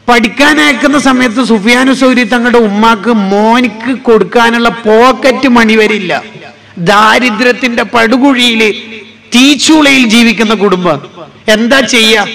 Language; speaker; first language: Malayalam; native; Malayalam